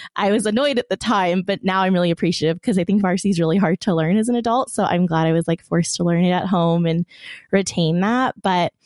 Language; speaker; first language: English; early bilingual, other home language; Persian